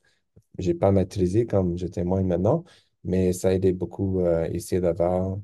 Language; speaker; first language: French; non-native, local second language; English